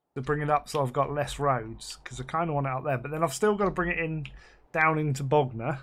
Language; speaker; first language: English; native; English